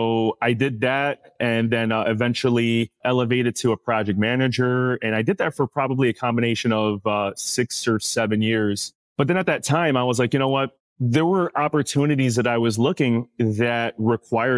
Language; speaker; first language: English; native; English